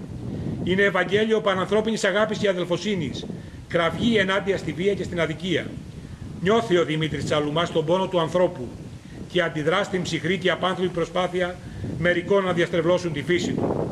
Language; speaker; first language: Greek; native; Greek